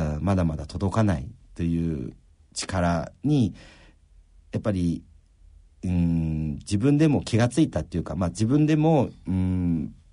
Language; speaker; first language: Japanese; early bilingual, other home language; Chinese